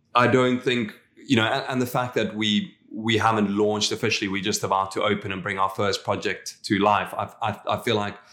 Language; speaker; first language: English; non-native, local second language; Afrikaans